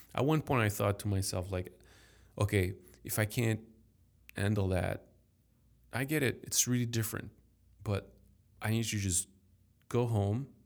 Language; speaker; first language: English; non-native, fluent; French